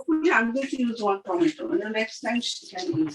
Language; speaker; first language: English; non-native, fluent; Bangla